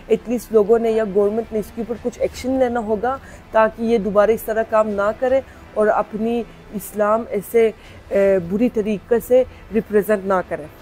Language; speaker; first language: Urdu; non-native, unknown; Turkish